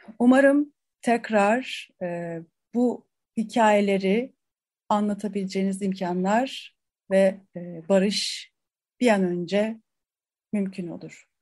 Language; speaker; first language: Turkish; native; Turkish